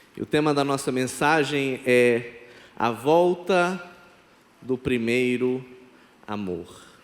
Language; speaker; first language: Portuguese; non-native, local second language; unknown